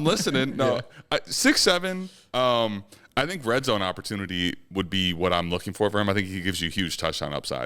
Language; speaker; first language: English; native; English